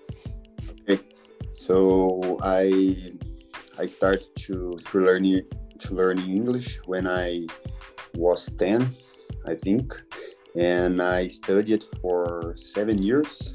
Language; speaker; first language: English; non-native, learner; Portuguese